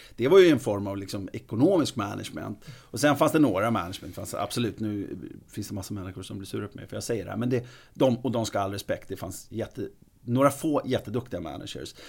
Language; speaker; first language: Swedish; native; Swedish